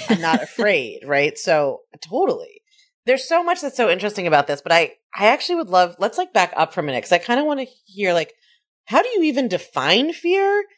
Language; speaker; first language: English; native; English